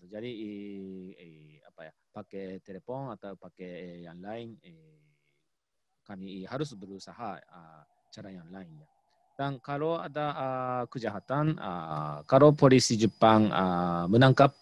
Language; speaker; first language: Indonesian; non-native, fluent; Japanese